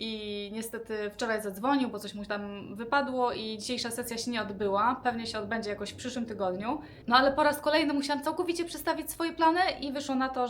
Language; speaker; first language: Polish; native; Polish